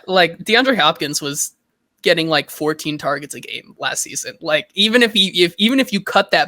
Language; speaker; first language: English; native; English